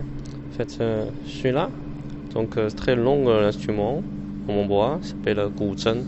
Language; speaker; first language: French; non-native, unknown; Chinese